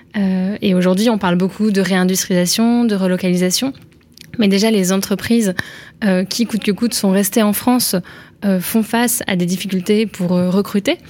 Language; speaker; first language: French; native; French